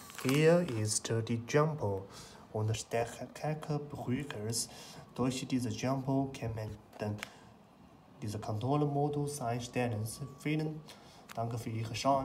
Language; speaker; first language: German; non-native, learner; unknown